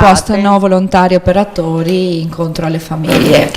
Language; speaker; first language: Italian; native; Italian